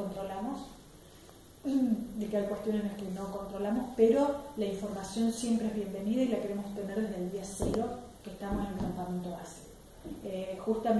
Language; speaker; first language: Spanish; native; Spanish